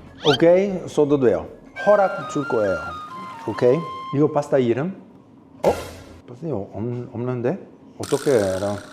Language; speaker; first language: Korean; non-native, fluent; Italian